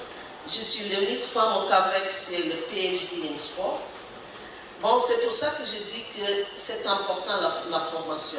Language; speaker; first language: French; non-native, learner; Portuguese